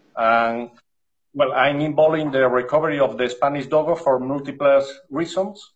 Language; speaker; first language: English; non-native, learner; Spanish